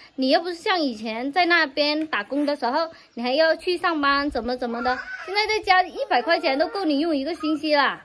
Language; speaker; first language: Chinese; non-native, fluent; Vietnamese